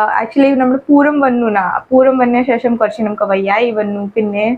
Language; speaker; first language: Malayalam; non-native, learner; Hindi